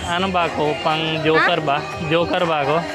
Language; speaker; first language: Filipino; non-native, learner; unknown